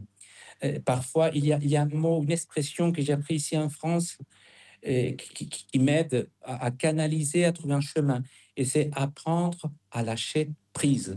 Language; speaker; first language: French; non-native, fluent; Spanish